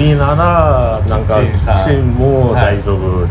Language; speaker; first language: Japanese; non-native, learner; Korean